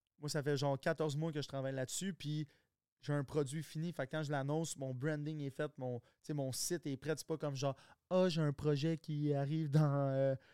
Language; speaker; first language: French; early bilingual, other home language; English